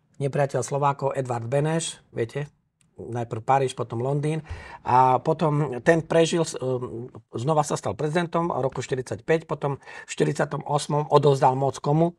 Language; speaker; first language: Slovak; native; Slovak